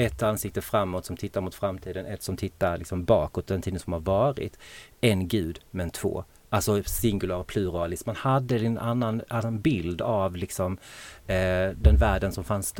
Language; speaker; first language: Swedish; native; Swedish